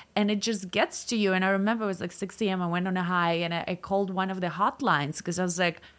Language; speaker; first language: English; non-native, fluent; Russian